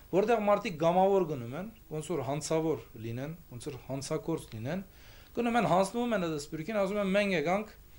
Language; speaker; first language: Armenian; early bilingual, heritage; Armenian